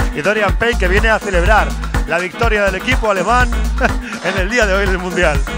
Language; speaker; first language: Spanish; native; Spanish